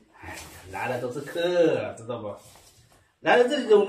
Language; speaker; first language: Chinese; native; Chinese